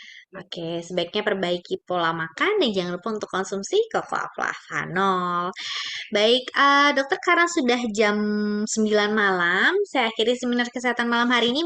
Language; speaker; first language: Indonesian; native; Indonesian